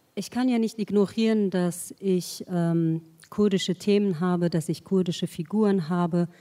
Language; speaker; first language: German; early bilingual, other home language; Kurdish